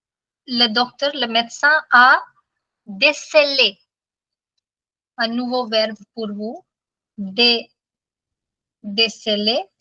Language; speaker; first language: French; non-native, fluent; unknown